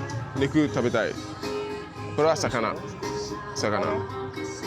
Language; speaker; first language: Japanese; non-native, learner; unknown